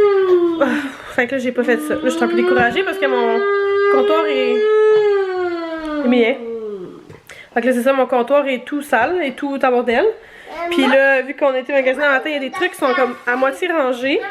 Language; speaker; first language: French; native; French